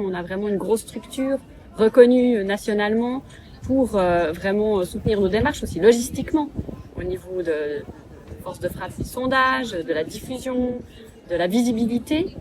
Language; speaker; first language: French; native; French